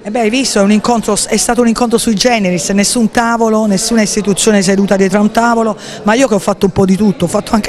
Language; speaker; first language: Italian; native; Italian